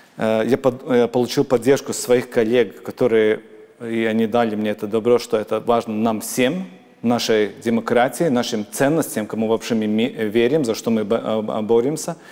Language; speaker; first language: Russian; non-native, local second language; Latvian